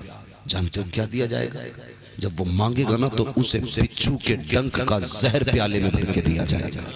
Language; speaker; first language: Hindi; native; Hindi